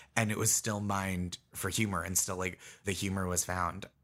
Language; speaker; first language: English; native; English